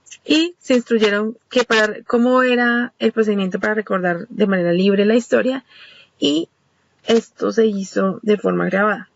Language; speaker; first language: Spanish; native; Spanish